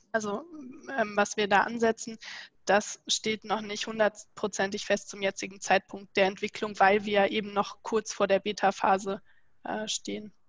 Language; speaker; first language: German; native; German